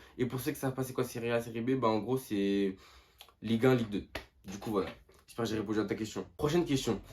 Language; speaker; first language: French; early bilingual, other home language; Portuguese